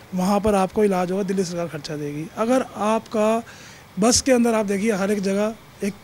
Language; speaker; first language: Hindi; native; Hindi